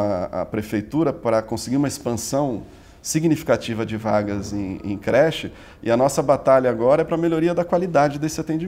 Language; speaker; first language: Portuguese; native; Portuguese